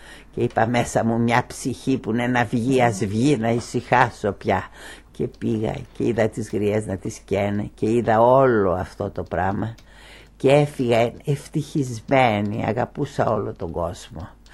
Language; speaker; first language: Greek; native; Greek